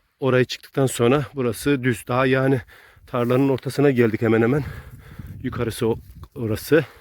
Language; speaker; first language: Turkish; native; Turkish